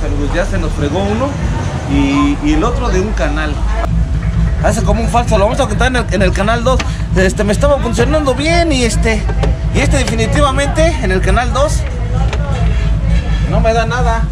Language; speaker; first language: Spanish; native; Spanish